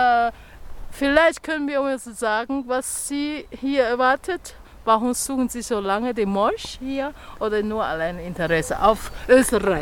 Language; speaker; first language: German; non-native, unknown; Chinese